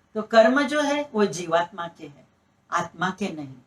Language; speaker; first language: Hindi; non-native, local second language; Marathi